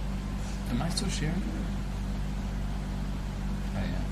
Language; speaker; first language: English; native; English